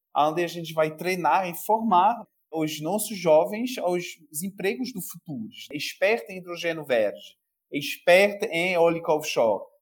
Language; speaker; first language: Portuguese; non-native, fluent; French